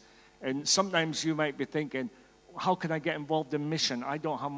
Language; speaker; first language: English; native; English